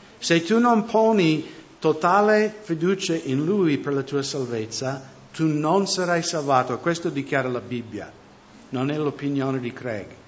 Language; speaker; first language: Italian; non-native, fluent; English